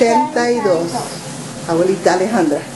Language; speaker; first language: Spanish; early bilingual, heritage; Spanish